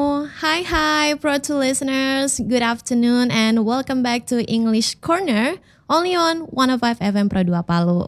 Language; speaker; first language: English; non-native, fluent; Indonesian